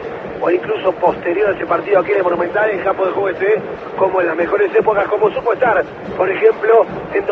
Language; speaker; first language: Spanish; native; Spanish